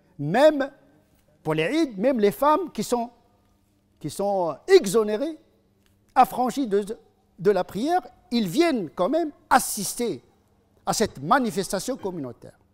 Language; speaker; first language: French; non-native, fluent; Arabic